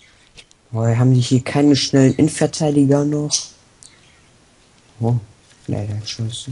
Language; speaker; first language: German; native; German